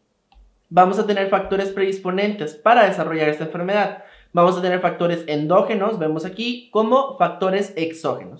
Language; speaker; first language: Spanish; native; Spanish